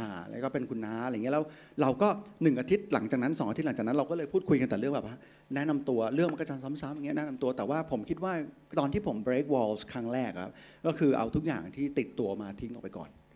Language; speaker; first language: Thai; native; Thai